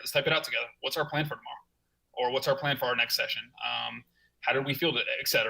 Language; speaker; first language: English; native; English